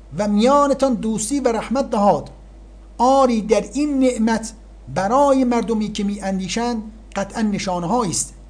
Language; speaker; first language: Persian; native; Persian